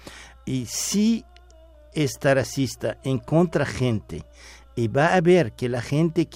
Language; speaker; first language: Spanish; non-native, fluent; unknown